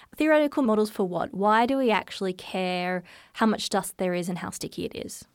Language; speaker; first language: English; native; English